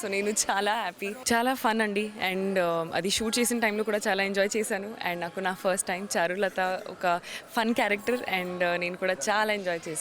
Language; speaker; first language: Telugu; non-native, learner; Hindi